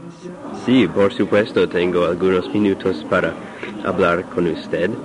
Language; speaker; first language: Spanish; non-native, learner; English